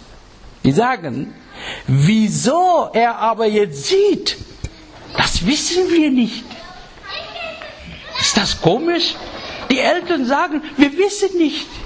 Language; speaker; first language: German; non-native, fluent; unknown